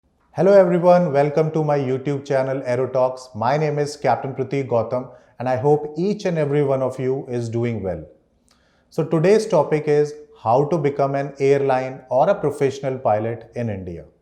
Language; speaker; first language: English; non-native, local second language; Hindi